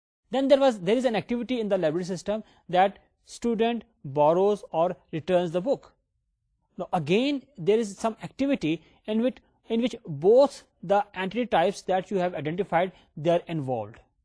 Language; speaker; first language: English; non-native, local second language; Urdu